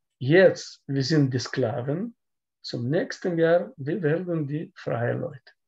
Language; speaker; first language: German; non-native, learner; Russian